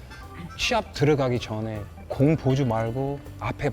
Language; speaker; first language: Korean; non-native, fluent; English